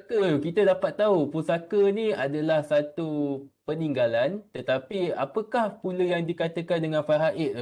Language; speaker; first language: Malay; native; Malay